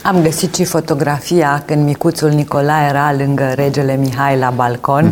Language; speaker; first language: Romanian; native; Romanian